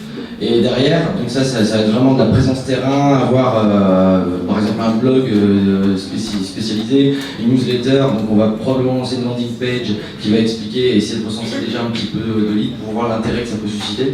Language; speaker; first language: French; native; French